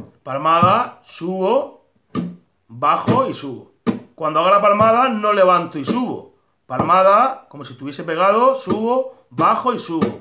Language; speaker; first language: Spanish; native; Spanish